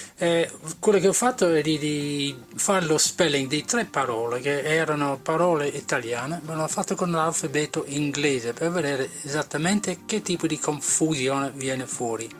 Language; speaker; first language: Italian; non-native, fluent; English